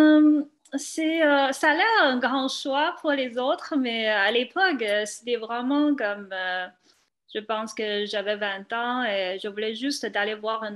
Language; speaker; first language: French; non-native, fluent; Chinese